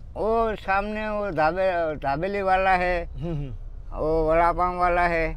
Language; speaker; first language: Hindi; non-native, local second language; Gujarati